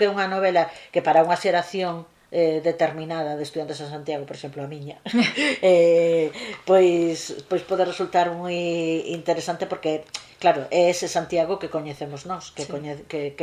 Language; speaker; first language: Galician; native; Galician